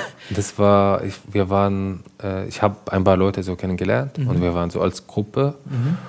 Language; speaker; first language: German; non-native, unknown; Arabic